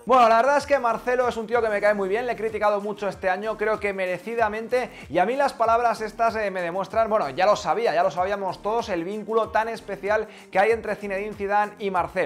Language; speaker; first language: Spanish; native; Spanish